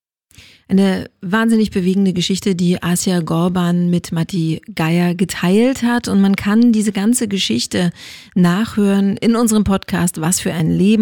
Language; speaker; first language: German; native; German